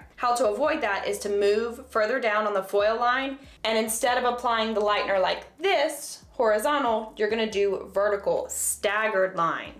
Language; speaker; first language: English; native; English